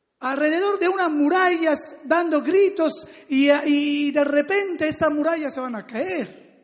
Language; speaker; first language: Spanish; non-native, fluent; Italian